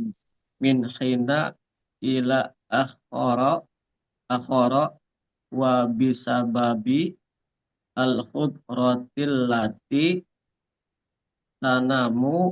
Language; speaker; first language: Arabic; non-native, learner; Indonesian